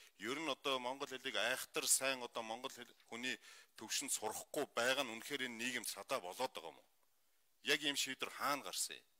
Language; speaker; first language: Mongolian; non-native, local second language; Kazakh